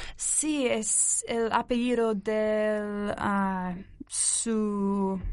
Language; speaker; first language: Spanish; non-native, learner; English